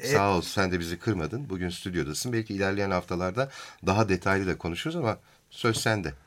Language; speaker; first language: Turkish; native; Turkish